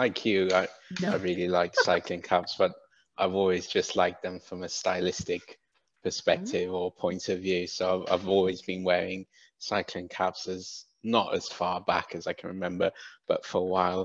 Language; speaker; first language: English; native; English